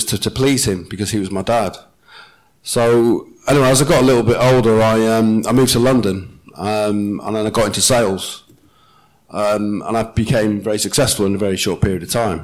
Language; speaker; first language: English; native; English